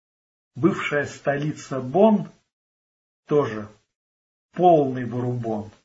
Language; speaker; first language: Russian; native; Russian